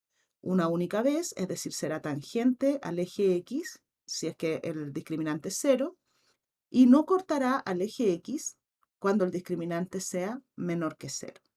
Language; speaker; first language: Spanish; native; Spanish